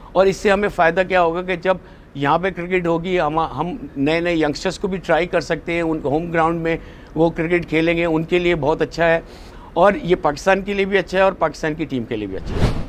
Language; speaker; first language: Urdu; native; Urdu